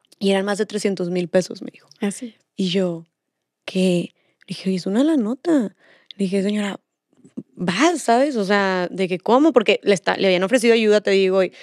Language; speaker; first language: Spanish; native; Spanish